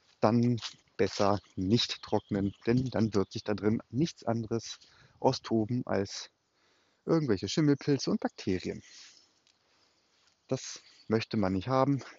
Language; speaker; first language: German; native; German